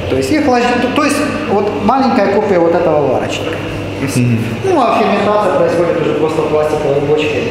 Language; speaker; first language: Russian; native; Russian